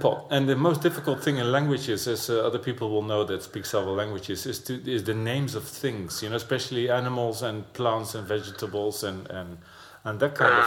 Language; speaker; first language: English; non-native, fluent; Dutch